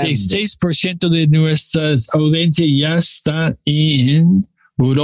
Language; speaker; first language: Spanish; non-native, learner; English